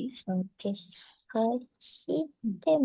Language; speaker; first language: Japanese; non-native, learner; Indonesian